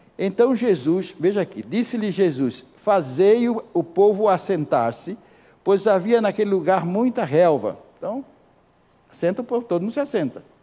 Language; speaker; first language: Portuguese; native; Portuguese